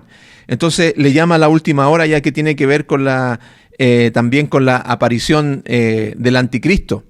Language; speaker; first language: Spanish; native; Spanish